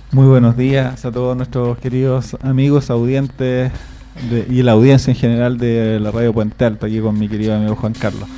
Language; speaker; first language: Spanish; native; Spanish